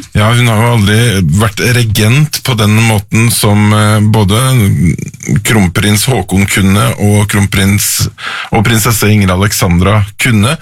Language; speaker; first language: Norwegian; native; Norwegian